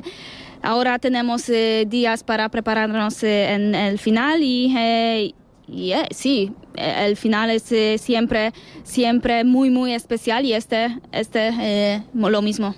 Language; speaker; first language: Spanish; non-native, learner; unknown